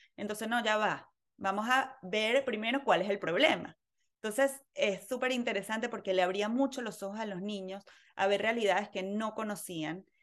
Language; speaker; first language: Spanish; native; Spanish